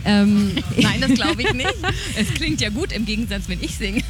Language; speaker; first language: German; native; German